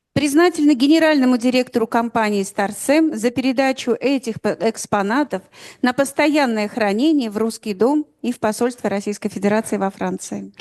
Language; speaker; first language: Russian; native; Russian